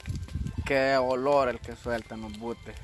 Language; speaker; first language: Spanish; native; Spanish